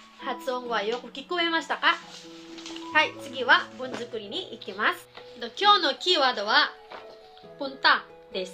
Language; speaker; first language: Japanese; non-native, fluent; Filipino